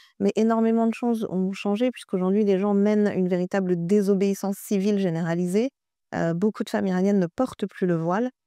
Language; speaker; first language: French; early bilingual, other home language; Persian